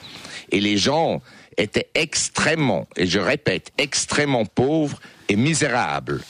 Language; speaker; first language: French; non-native, local second language; Swiss German